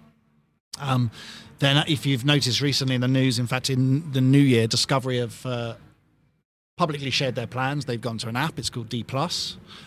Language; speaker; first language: English; native; English